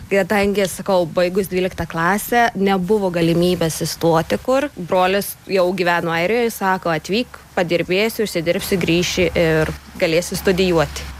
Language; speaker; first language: Lithuanian; native; Lithuanian